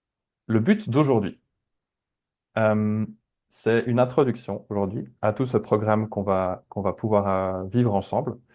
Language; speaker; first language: French; native; French